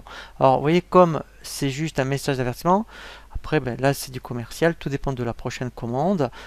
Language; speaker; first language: French; native; French